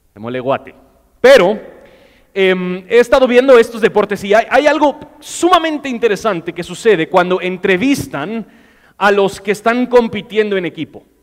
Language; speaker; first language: Spanish; non-native, fluent; English